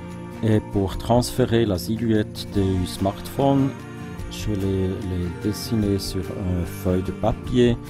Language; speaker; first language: French; non-native, local second language; German